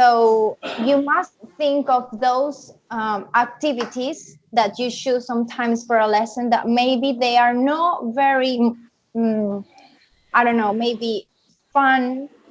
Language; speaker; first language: English; non-native, fluent; Spanish